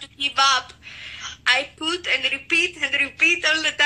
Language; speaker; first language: English; non-native, learner; Greek